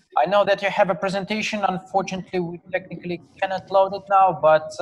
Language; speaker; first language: English; non-native, fluent; Russian